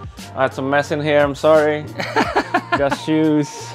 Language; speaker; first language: English; early bilingual, other home language; Indonesian